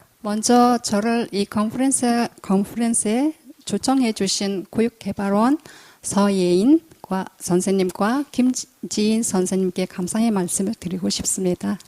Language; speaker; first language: Korean; non-native, fluent; Mongolian